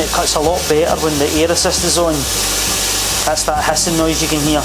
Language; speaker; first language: English; native; English